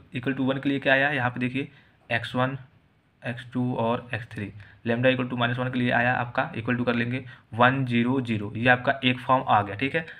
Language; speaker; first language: Hindi; native; Hindi